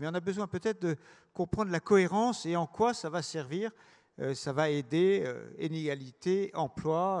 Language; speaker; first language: French; native; French